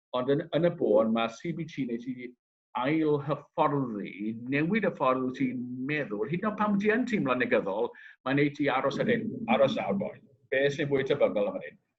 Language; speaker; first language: Welsh; native; Welsh